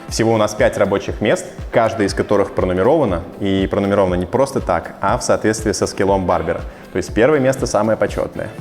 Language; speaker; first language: Russian; native; Russian